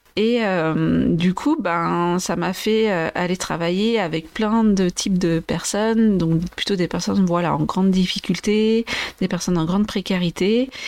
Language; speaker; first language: French; native; French